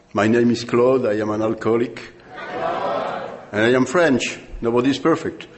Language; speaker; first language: English; non-native, learner; French